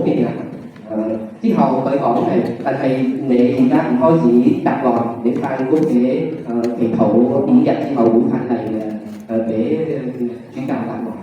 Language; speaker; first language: Cantonese; non-native, learner; Vietnamese